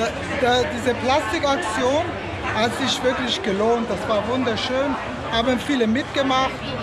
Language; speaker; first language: German; non-native, fluent; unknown